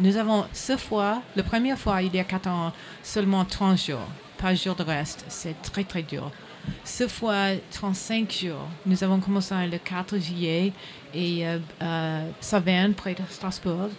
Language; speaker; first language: French; non-native, learner; English